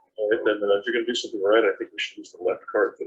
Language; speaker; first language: English; native; English